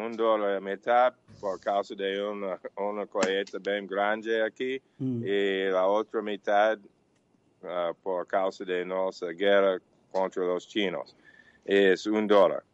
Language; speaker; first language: Portuguese; non-native, learner; English